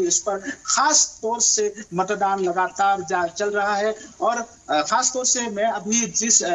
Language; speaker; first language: Hindi; non-native, local second language; Assamese